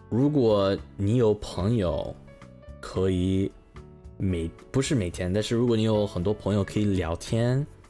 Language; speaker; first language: Chinese; non-native, learner; English